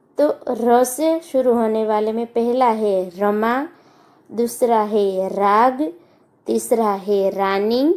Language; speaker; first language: Hindi; non-native, local second language; Gujarati